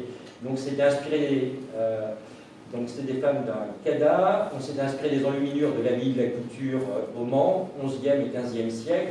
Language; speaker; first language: French; native; French